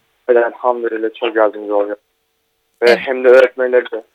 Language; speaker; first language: Turkish; non-native, learner; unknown